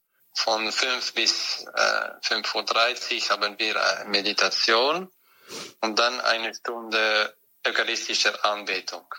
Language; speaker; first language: German; non-native, fluent; French